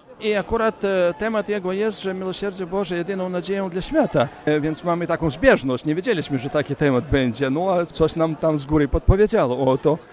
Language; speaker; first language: Polish; early bilingual, heritage; Polish